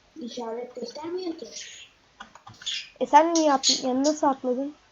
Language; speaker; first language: Turkish; native; Turkish